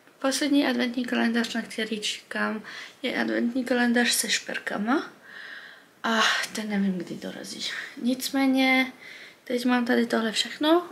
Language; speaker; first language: Czech; early bilingual, heritage; Czech